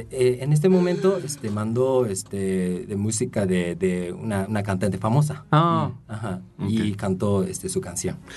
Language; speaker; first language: Spanish; non-native, fluent; Japanese